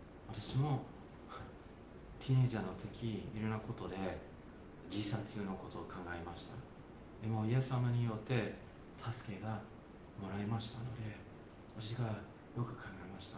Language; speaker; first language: Japanese; non-native, fluent; English